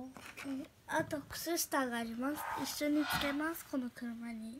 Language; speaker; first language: Japanese; early bilingual, other home language; Portuguese